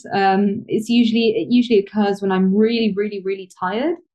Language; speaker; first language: English; native; English